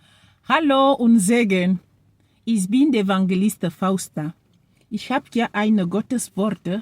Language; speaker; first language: German; non-native, learner; French